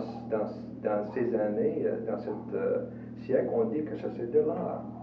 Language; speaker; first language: French; non-native, fluent; English